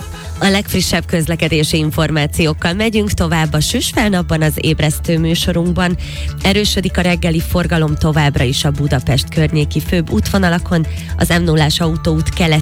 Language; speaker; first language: Hungarian; native; Hungarian